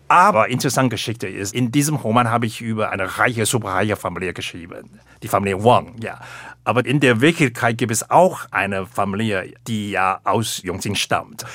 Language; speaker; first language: German; non-native, fluent; Chinese